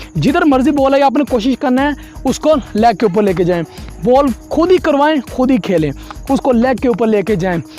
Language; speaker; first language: Urdu; non-native, local second language; Punjabi